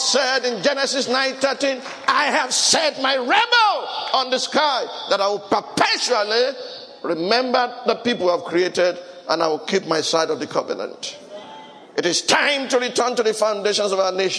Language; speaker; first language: English; non-native, local second language; Yoruba